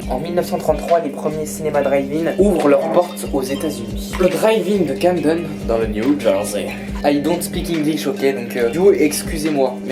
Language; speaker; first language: French; native; French